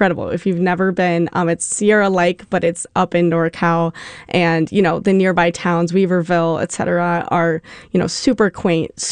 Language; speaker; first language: English; native; English